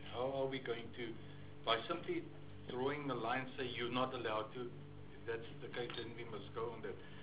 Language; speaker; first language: English; non-native, local second language; Afrikaans